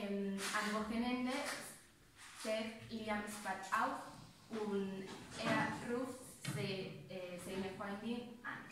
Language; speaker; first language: German; non-native, learner; Catalan